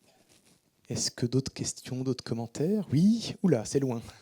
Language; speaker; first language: French; native; French